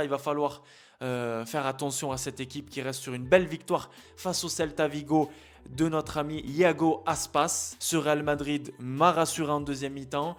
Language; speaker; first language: French; native; French